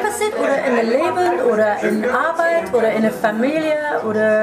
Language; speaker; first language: German; non-native, learner; English